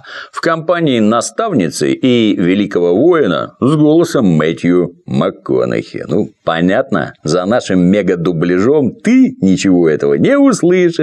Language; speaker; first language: Russian; native; Russian